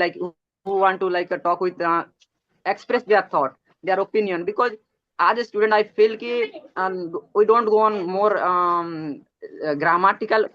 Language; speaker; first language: English; non-native, learner; Odia